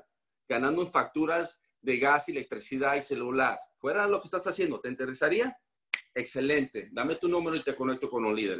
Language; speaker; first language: Spanish; native; Spanish